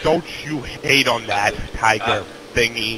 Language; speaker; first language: English; native; English